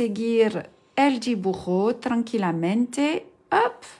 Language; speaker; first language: Spanish; non-native, learner; French